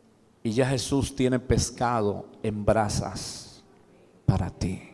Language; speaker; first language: Spanish; native; Spanish